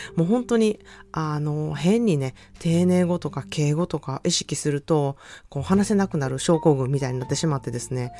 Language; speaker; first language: Japanese; native; Japanese